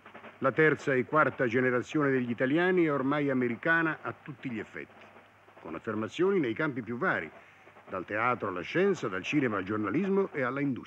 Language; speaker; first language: Italian; native; Italian